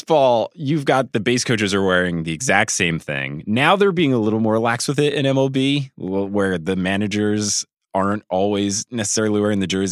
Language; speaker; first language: English; native; English